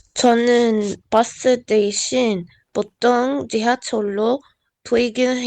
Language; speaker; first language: Korean; non-native, learner; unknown